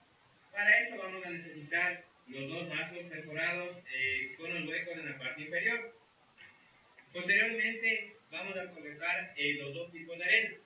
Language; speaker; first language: Spanish; native; Spanish